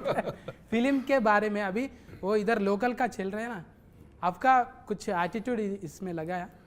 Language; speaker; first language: Hindi; non-native, local second language; Telugu